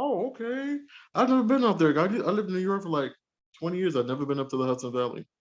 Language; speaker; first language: English; native; English